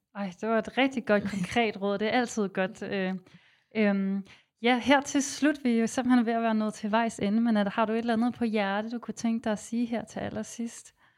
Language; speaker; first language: Danish; native; Danish